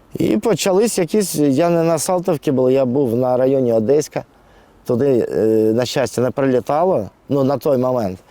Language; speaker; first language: Ukrainian; non-native, local second language; Russian